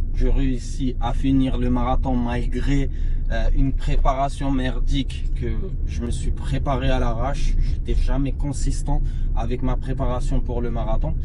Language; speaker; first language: French; non-native, local second language; Arabic